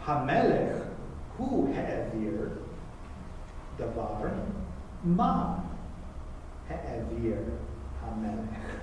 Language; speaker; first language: Hebrew; non-native, fluent; English